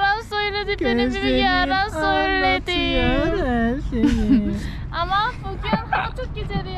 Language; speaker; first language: Turkish; non-native, learner; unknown